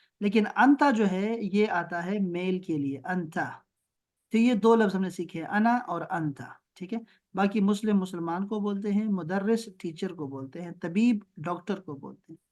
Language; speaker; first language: Urdu; non-native, local second language; Pashto